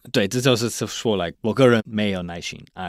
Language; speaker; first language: Chinese; non-native, fluent; English